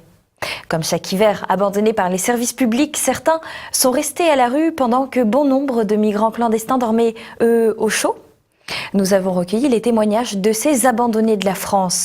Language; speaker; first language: French; native; French